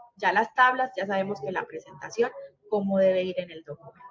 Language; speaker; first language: Spanish; native; Spanish